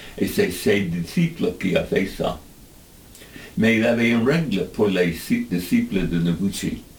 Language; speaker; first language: French; non-native, fluent; English